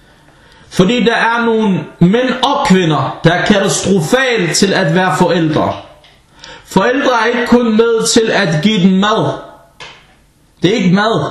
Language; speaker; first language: Danish; non-native, fluent; Arabic